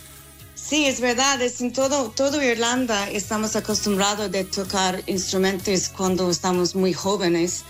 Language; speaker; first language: Spanish; non-native, learner; English